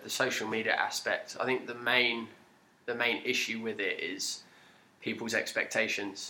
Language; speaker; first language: English; native; English